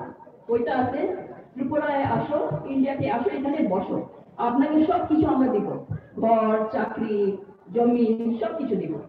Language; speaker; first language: Bangla; non-native, local second language; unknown